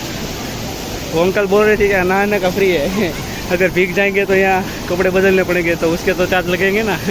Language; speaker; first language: Hindi; non-native, local second language; Gujarati